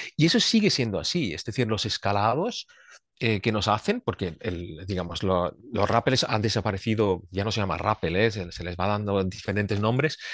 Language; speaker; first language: Spanish; non-native, fluent; Swiss German